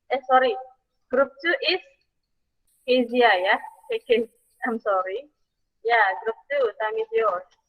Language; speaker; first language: English; non-native, fluent; Indonesian